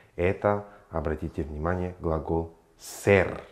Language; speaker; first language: Russian; non-native, fluent; Spanish